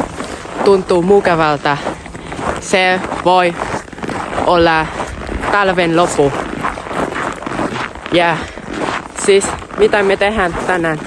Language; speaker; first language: Finnish; non-native, learner; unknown